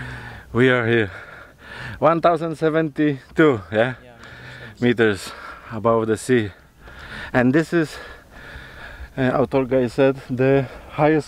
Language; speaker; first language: English; non-native, fluent; Polish